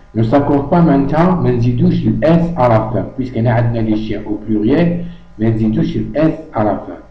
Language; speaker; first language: French; non-native, local second language; Arabic